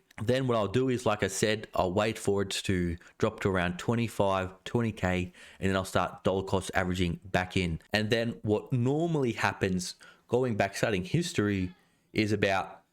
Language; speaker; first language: English; native; English